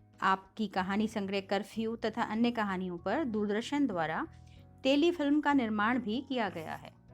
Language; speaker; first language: Hindi; native; Hindi